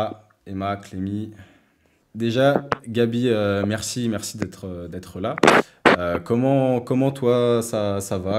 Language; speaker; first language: French; native; French